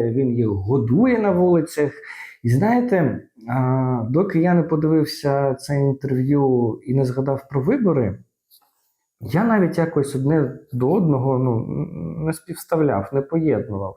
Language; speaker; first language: Ukrainian; native; Ukrainian